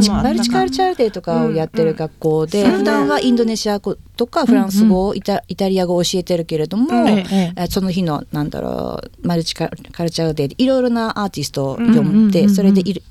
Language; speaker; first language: Japanese; native; Japanese